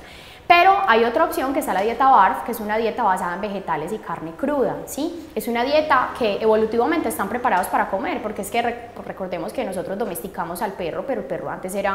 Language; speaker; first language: Spanish; native; Spanish